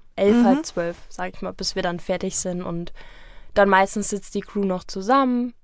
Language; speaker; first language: German; native; German